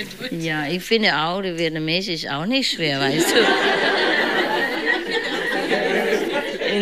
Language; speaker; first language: German; non-native, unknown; Vietnamese